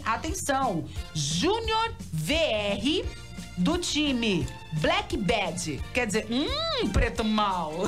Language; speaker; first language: Portuguese; native; Portuguese